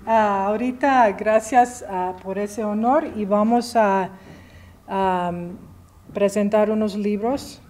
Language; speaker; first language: Spanish; early bilingual, heritage; English